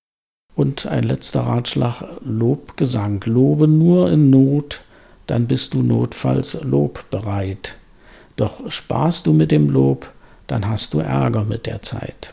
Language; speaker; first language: German; native; German